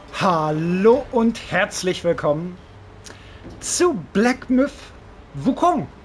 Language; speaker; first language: German; native; German